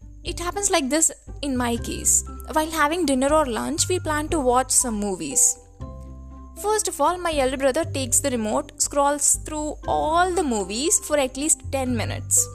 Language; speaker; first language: English; non-native, local second language; Tamil